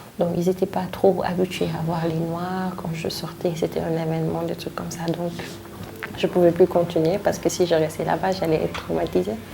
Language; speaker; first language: French; non-native, local second language; Wolof